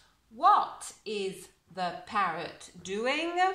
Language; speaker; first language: English; non-native, fluent; Italian